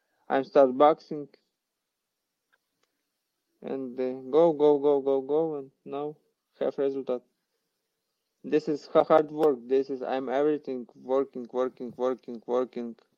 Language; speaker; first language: English; non-native, learner; Ukrainian